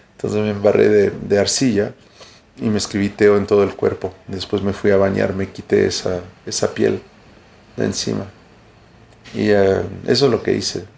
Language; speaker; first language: Spanish; early bilingual, heritage; Spanish